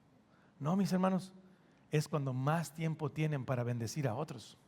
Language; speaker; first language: Spanish; native; Spanish